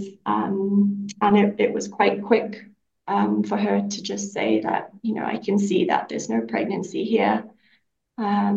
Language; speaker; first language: English; native; English